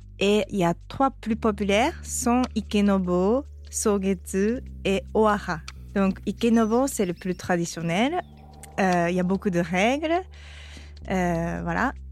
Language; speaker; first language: French; non-native, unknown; Japanese